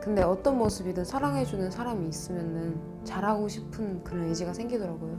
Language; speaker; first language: Korean; non-native, fluent; Chinese